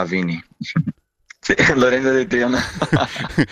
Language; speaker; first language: Spanish; non-native, learner; Portuguese